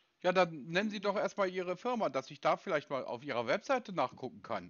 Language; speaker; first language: German; native; German